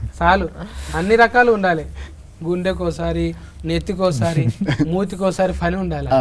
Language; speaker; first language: Telugu; native; Telugu